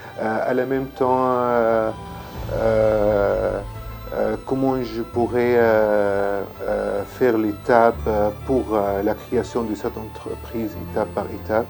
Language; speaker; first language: French; non-native, learner; Arabic